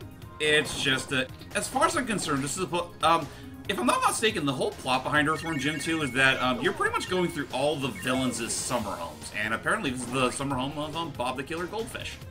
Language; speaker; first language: English; native; English